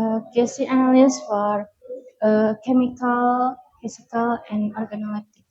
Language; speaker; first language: English; non-native, learner; Indonesian